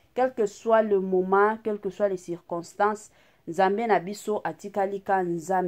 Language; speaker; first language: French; non-native, local second language; Lingala